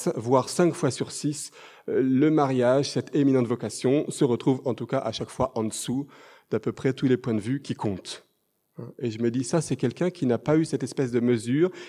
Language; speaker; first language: French; native; French